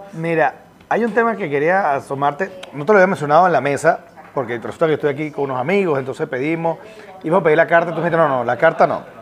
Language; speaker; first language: Spanish; native; Spanish